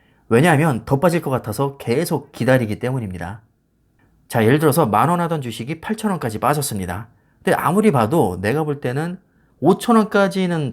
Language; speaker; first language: Korean; native; Korean